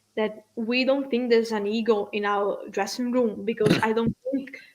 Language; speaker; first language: English; non-native, fluent; Italian